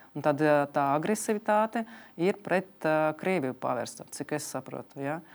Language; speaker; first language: Latvian; non-native, local second language; Russian